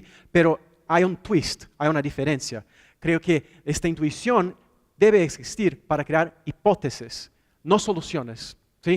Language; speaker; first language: Spanish; non-native, fluent; Portuguese